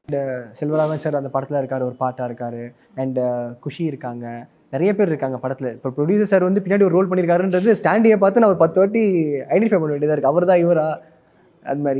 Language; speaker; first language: Tamil; native; Tamil